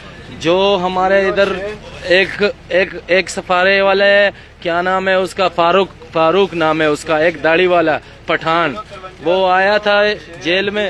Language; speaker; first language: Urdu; non-native, local second language; Pashto